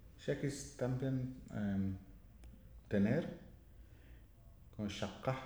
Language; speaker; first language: Spanish; non-native, learner; English